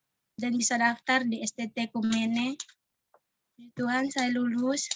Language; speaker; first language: Indonesian; non-native, local second language; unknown